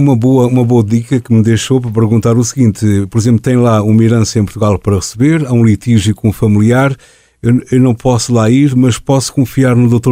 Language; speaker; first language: Portuguese; native; Portuguese